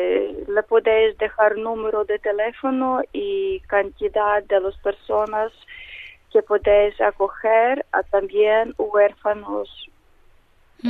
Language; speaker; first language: Spanish; non-native, learner; Ukrainian